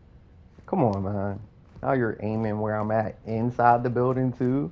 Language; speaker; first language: English; native; English